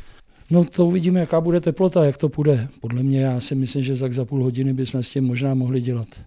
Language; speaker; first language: Czech; native; Czech